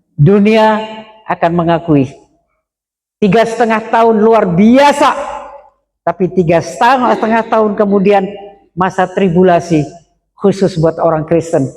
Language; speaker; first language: Indonesian; non-native, local second language; Madurese